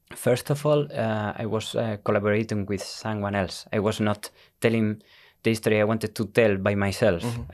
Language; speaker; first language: English; non-native, fluent; Spanish